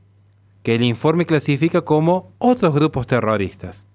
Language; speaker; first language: Spanish; native; Spanish